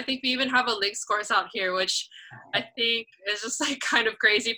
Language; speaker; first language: English; non-native, local second language; Filipino